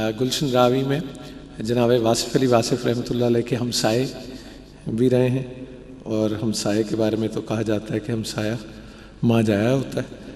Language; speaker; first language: Urdu; non-native, local second language; Punjabi